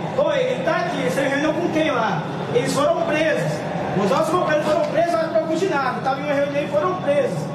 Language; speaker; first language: Portuguese; native; Portuguese